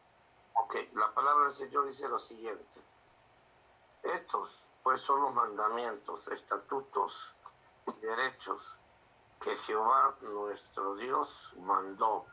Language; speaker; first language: Spanish; native; Spanish